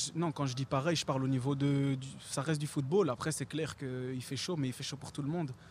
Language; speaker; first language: French; native; French